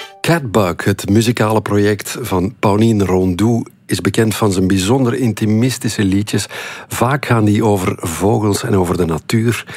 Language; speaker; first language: Dutch; native; Dutch